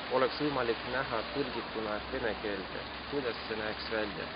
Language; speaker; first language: Estonian; non-native, local second language; Russian